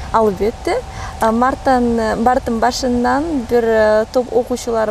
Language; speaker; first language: Kyrgyz; early bilingual, other home language; Russian